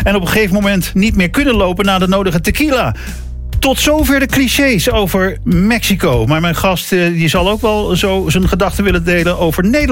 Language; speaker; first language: Dutch; native; Dutch